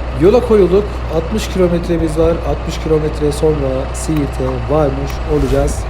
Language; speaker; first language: Turkish; native; Turkish